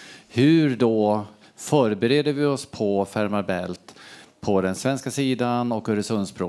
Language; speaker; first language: Swedish; native; Swedish